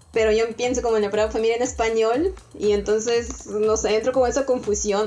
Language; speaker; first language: Spanish; non-native, fluent; Russian